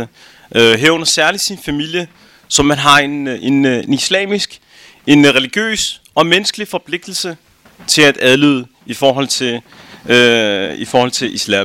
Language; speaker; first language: Danish; early bilingual, other home language; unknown